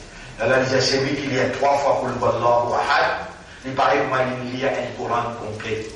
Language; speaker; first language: French; non-native, local second language; Morisyen